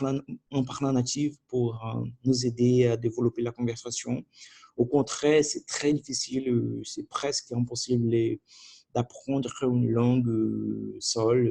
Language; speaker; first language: French; non-native, learner; Portuguese